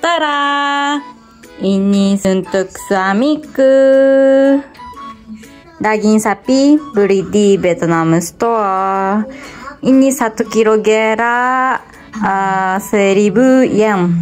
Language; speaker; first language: Indonesian; non-native, learner; Japanese